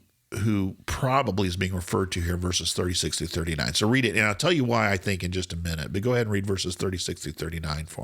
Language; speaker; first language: English; native; English